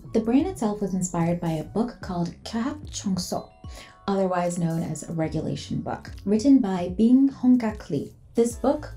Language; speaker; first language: English; native; English